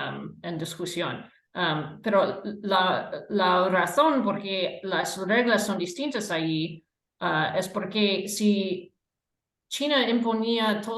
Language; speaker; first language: Spanish; non-native, fluent; English